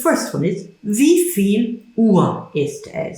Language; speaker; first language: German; non-native, fluent; English